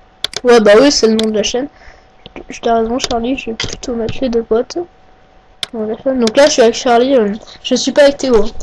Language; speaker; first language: French; native; French